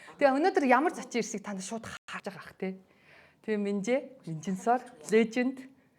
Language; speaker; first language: Mongolian; native; Mongolian